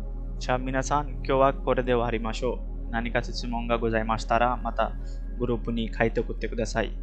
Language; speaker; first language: Japanese; non-native, fluent; Hindi